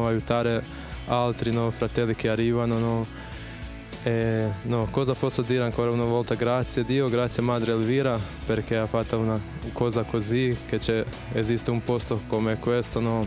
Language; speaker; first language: Italian; non-native, fluent; Bosnian